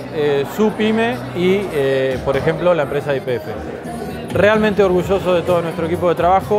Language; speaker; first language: Spanish; native; Spanish